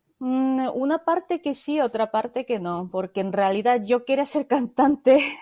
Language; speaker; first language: Spanish; non-native, fluent; Korean